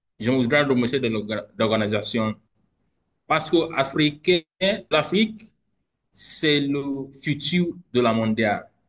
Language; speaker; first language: French; non-native, learner; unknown